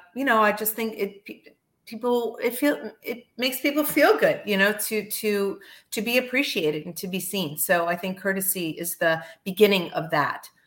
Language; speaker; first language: English; native; English